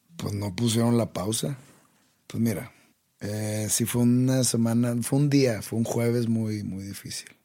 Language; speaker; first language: Spanish; native; Spanish